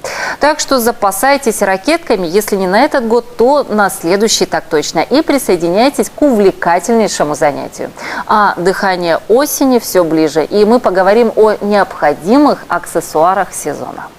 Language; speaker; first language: Russian; native; Russian